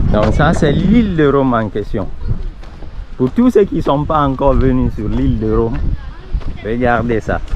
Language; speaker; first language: French; non-native, local second language; Susu